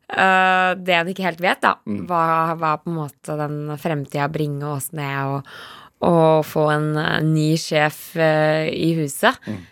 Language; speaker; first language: Norwegian; native; Norwegian